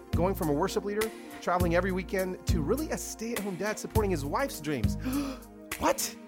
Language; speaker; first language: English; early bilingual, other home language; Spanish